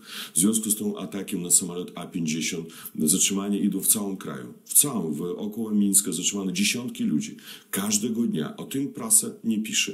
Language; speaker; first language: Polish; non-native, fluent; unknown